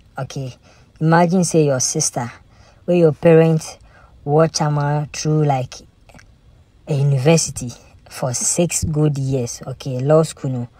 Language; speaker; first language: English; non-native, local second language; Akan